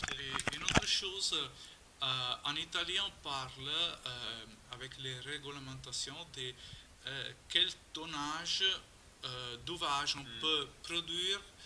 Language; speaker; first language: French; non-native, learner; Italian